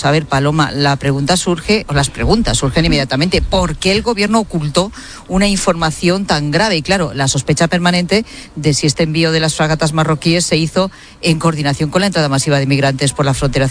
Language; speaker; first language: Spanish; native; Spanish